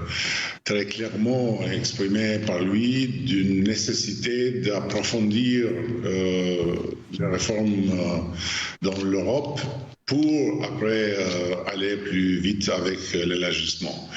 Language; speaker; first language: French; non-native, fluent; Albanian